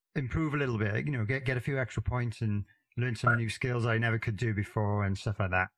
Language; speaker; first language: English; native; English